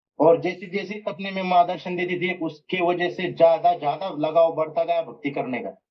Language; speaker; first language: Hindi; non-native, local second language; Marathi